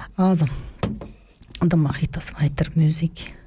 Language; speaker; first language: German; non-native, learner; Turkish